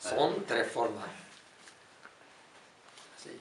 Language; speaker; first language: Spanish; non-native, learner; Arabic